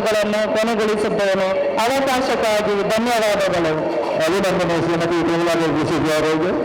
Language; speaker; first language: Kannada; non-native, local second language; Tulu